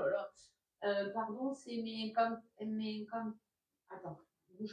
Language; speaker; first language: French; native; French